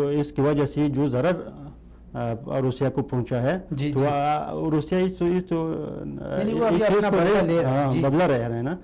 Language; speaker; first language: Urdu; non-native, fluent; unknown